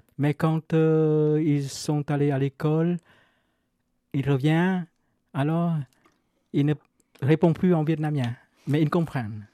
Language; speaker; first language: French; non-native, fluent; Vietnamese